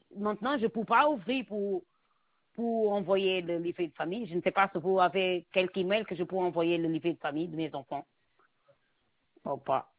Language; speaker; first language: French; non-native, learner; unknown